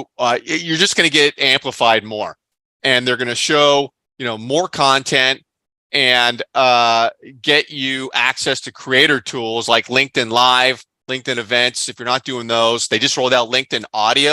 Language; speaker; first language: English; native; English